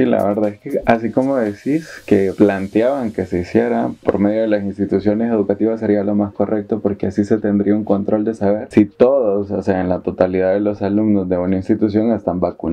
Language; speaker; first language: Spanish; native; Spanish